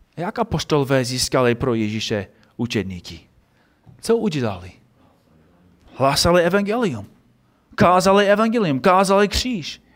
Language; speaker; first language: Czech; non-native, fluent; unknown